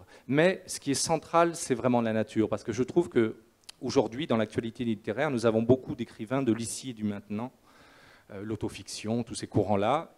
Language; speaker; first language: French; native; French